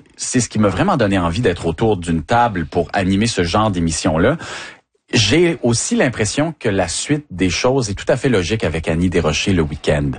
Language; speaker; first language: French; native; French